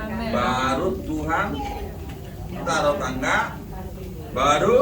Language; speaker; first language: Indonesian; non-native, learner; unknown